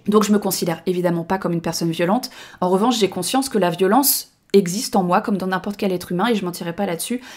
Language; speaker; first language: French; native; French